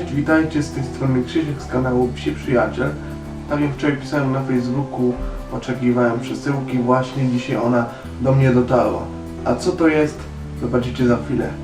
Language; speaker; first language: Polish; native; Polish